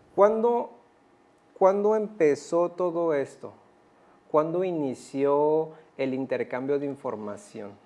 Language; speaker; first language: Spanish; native; Spanish